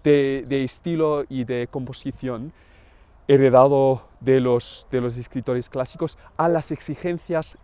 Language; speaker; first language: Spanish; non-native, fluent; English